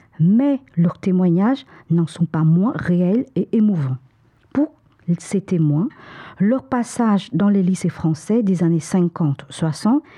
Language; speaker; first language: French; non-native, fluent; Vietnamese